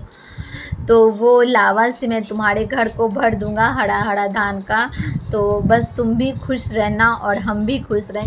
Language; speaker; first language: Hindi; non-native, local second language; Bhojpuri